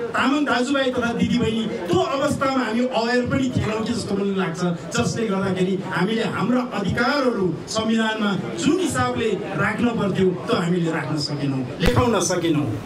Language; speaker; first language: Nepali; non-native, local second language; Eastern Tamang